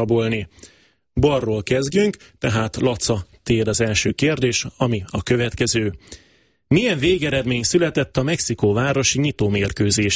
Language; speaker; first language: Hungarian; native; Hungarian